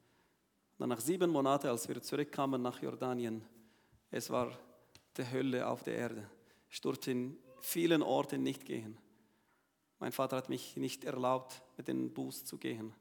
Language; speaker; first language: German; non-native, learner; Arabic